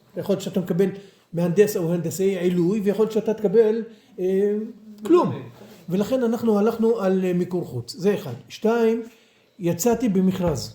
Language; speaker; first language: Hebrew; non-native, local second language; Arabic